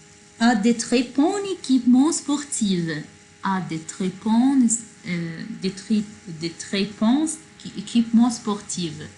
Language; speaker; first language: French; non-native, fluent; Arabic